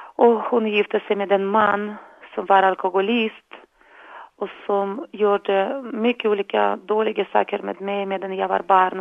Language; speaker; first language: Swedish; non-native, fluent; Russian